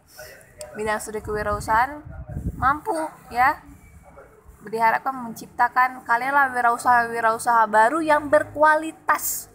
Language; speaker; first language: Indonesian; native; Indonesian